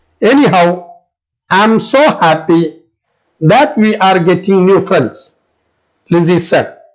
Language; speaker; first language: English; non-native, local second language; Malayalam